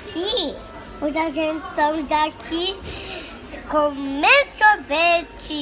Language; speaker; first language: Portuguese; native; Portuguese